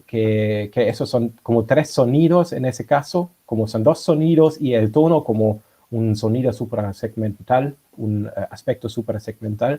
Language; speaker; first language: Spanish; non-native, fluent; German